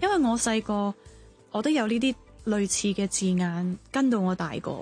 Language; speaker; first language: Cantonese; early bilingual, heritage; Cantonese